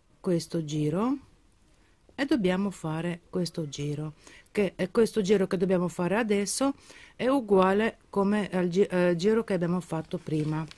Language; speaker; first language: Italian; non-native, fluent; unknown